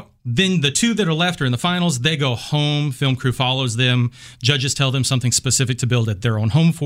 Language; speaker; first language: English; native; English